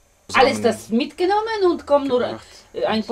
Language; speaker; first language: German; non-native, learner; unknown